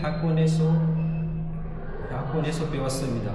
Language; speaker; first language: Korean; non-native, learner; Urdu